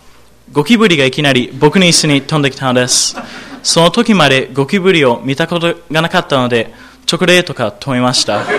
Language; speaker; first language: Japanese; non-native, learner; English